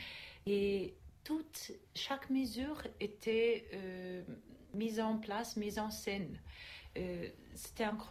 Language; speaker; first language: French; non-native, learner; Russian